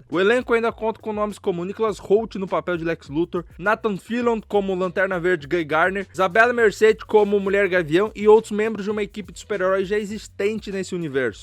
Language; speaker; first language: Portuguese; native; Portuguese